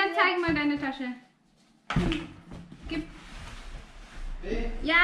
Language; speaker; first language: German; non-native, learner; Filipino